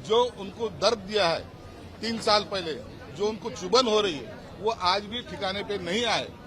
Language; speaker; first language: Hindi; non-native, local second language; Marathi